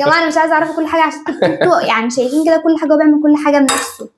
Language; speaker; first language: Arabic; native; Arabic